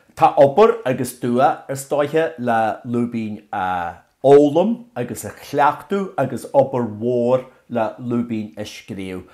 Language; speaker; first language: Irish; native; Irish